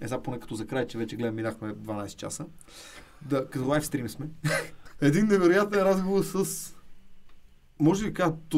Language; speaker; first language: Bulgarian; native; Bulgarian